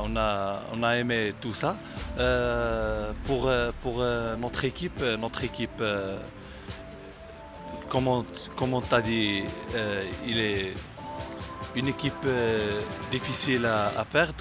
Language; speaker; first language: French; non-native, local second language; Arabic